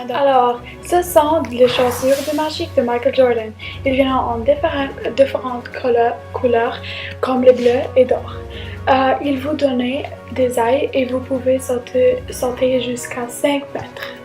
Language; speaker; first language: French; non-native, learner; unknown